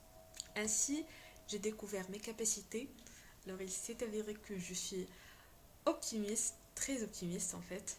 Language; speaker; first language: French; non-native, local second language; Arabic